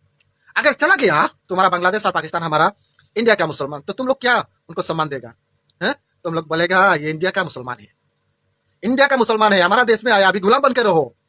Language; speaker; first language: Hindi; non-native, local second language; Bangla